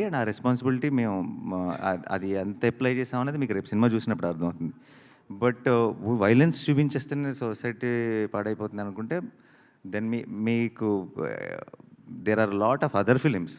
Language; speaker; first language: Telugu; native; Telugu